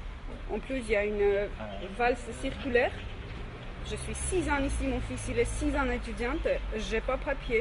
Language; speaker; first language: French; non-native, learner; Armenian